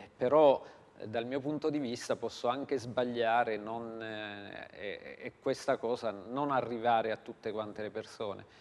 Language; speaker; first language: Italian; native; Italian